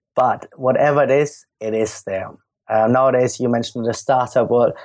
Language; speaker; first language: English; non-native, fluent; German